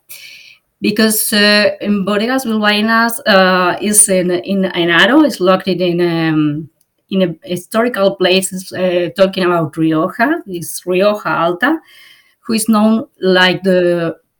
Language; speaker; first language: English; non-native, fluent; Spanish